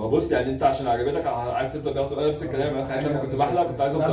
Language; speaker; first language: Arabic; native; Arabic